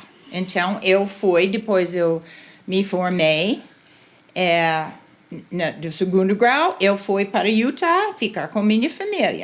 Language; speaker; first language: Portuguese; non-native, fluent; English